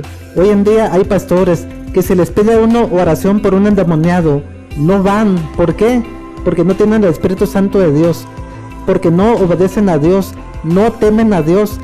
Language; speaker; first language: Spanish; native; Spanish